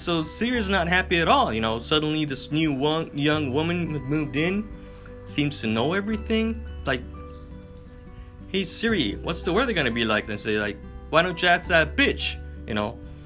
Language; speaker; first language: English; non-native, fluent; Japanese